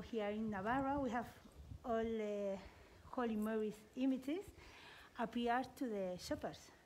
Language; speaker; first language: English; non-native, learner; Spanish